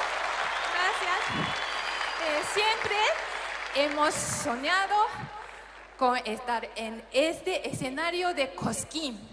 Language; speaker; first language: Spanish; non-native, fluent; Japanese